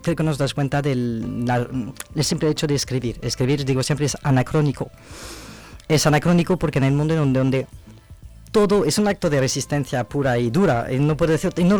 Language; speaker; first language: Spanish; non-native, fluent; French